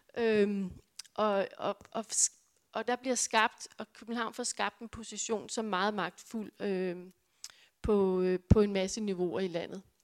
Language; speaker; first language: Danish; native; Danish